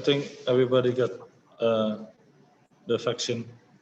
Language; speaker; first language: English; non-native, learner; Indonesian